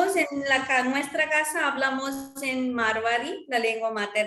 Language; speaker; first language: Spanish; non-native, fluent; Marwari